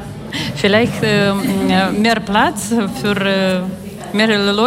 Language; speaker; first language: German; non-native, learner; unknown